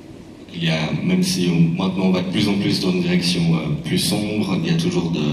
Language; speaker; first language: French; native; French